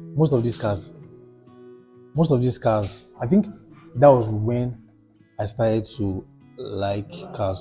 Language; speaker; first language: English; non-native, local second language; Yoruba